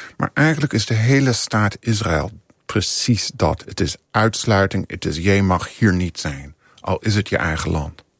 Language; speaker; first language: Dutch; non-native, fluent; English